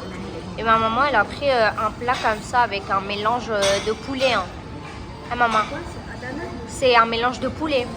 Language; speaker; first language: French; native; French